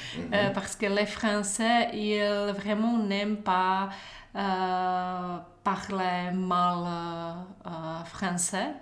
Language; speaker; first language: French; non-native, learner; Czech